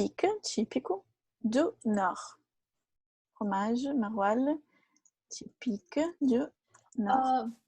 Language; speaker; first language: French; non-native, fluent; Portuguese